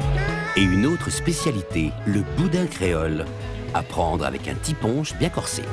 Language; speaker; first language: French; native; French